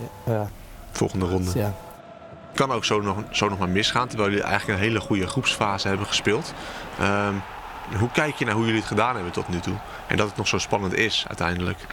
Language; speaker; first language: Dutch; native; Dutch